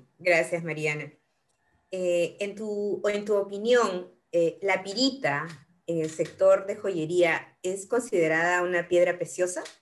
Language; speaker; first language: Spanish; native; Spanish